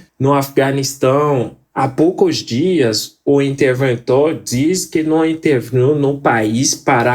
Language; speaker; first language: Portuguese; non-native, fluent; Haitian Creole